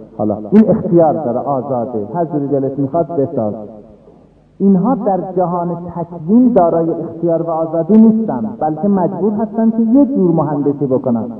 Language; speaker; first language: Persian; non-native, local second language; Azerbaijani